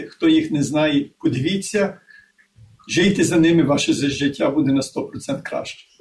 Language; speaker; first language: Ukrainian; early bilingual, heritage; Ukrainian